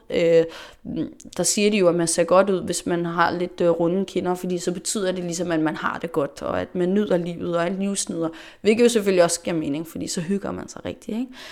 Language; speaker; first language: Danish; non-native, local second language; Faroese